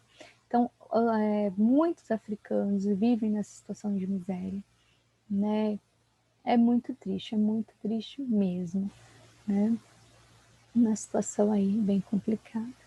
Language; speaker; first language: Portuguese; native; Portuguese